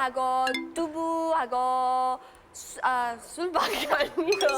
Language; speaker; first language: Korean; non-native, learner; English